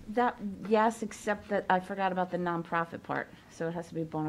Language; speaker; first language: English; native; English